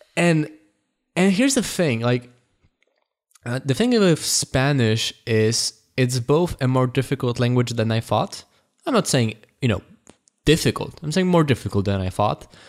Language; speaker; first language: English; non-native, fluent; Polish